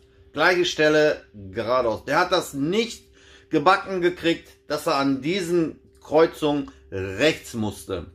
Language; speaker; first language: German; native; German